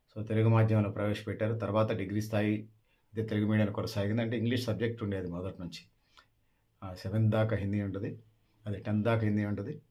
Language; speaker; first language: Telugu; native; Telugu